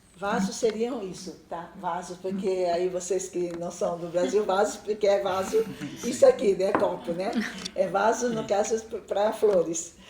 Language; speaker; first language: Portuguese; early bilingual, other home language; Chinese